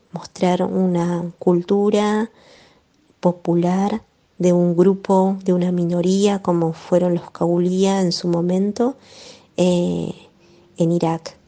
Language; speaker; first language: Spanish; native; Spanish